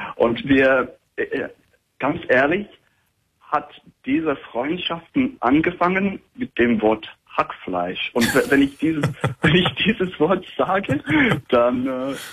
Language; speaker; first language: German; non-native, fluent; English